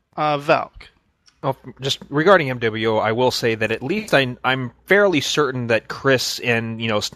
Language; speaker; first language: English; native; English